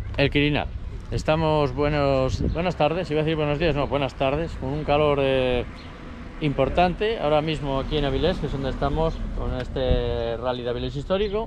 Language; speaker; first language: Spanish; native; Spanish